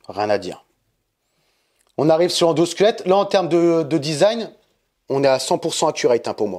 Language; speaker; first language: French; native; French